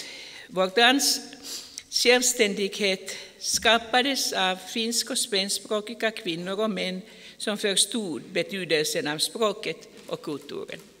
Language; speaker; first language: Swedish; non-native, fluent; Finnish